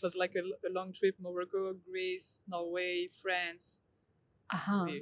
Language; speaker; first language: English; non-native, fluent; French